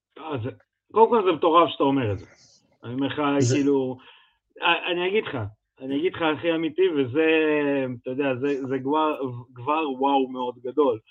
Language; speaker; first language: Hebrew; early bilingual, other home language; Russian